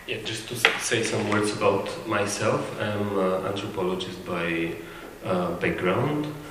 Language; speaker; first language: English; non-native, fluent; Bulgarian